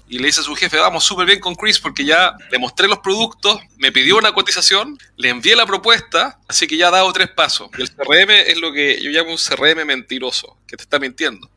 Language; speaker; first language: Spanish; native; Spanish